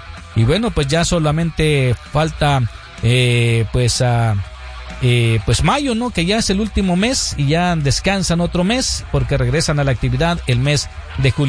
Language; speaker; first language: Spanish; native; Spanish